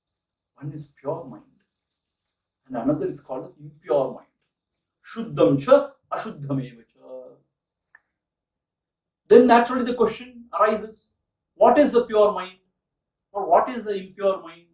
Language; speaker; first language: English; non-native, local second language; Tamil